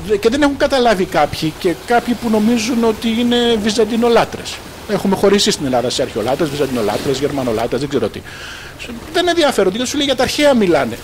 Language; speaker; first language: Greek; early bilingual, heritage; Greek